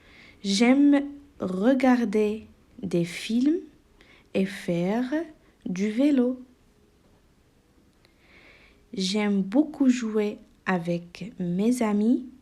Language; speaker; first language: French; non-native, local second language; Arabic